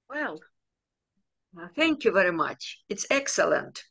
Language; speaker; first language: English; non-native, learner; Ukrainian